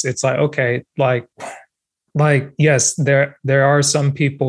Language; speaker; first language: English; non-native, local second language; French